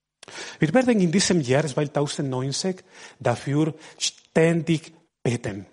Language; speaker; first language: German; non-native, fluent; Spanish